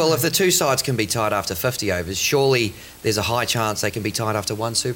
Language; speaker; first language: English; native; English